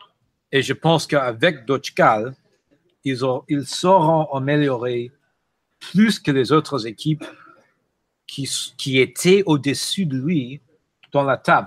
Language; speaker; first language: French; non-native, fluent; English